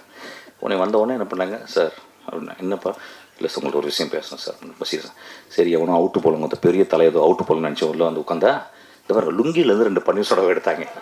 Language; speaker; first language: Tamil; native; Tamil